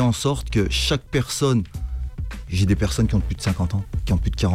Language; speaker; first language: French; native; French